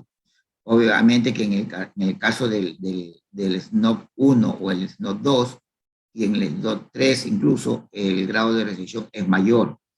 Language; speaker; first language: Spanish; native; Spanish